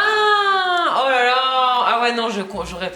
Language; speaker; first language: French; native; French